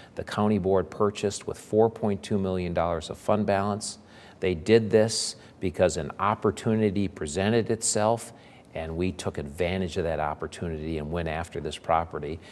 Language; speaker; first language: English; native; English